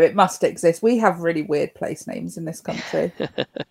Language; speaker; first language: English; native; English